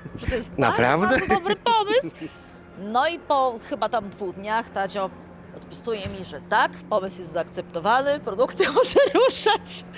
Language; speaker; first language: Polish; native; Polish